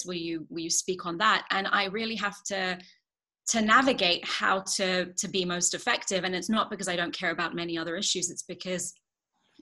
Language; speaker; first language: English; native; English